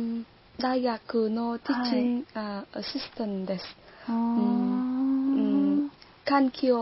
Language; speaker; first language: Japanese; non-native, learner; Vietnamese